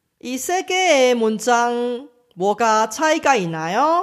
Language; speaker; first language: Korean; non-native, fluent; Chinese